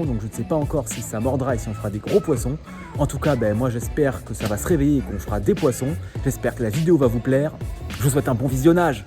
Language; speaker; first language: French; native; French